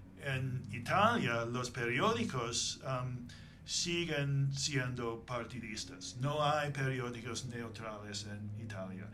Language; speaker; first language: Spanish; non-native, fluent; English